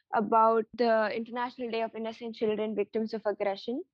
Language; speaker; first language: English; non-native, local second language; Tamil